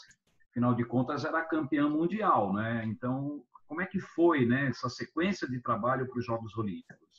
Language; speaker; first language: Portuguese; native; Portuguese